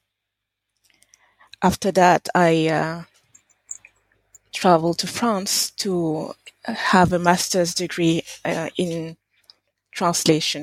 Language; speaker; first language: English; non-native, fluent; French